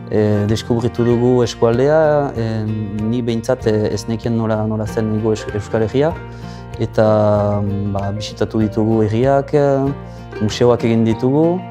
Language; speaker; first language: Basque; non-native, local second language; French